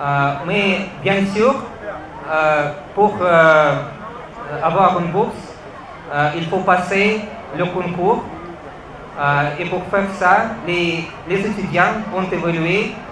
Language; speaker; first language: French; non-native, fluent; Russian